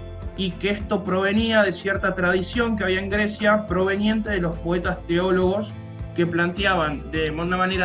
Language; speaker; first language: Spanish; native; Spanish